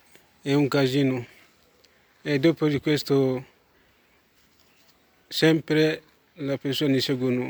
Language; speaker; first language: Italian; non-native, learner; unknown